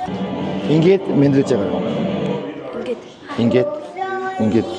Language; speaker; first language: Mongolian; non-native, fluent; Korean